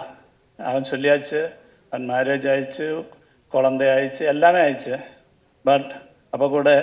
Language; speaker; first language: Tamil; non-native, learner; Malayalam